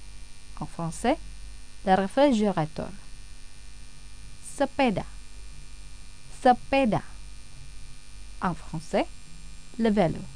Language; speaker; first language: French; non-native, fluent; Indonesian